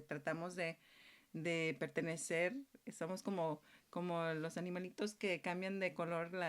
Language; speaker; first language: Spanish; early bilingual, heritage; Spanish